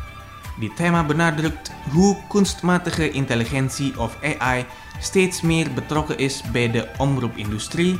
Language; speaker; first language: Dutch; non-native, fluent; Indonesian